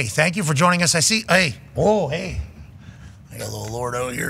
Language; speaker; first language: English; native; English